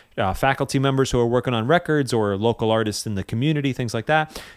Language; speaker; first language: English; native; English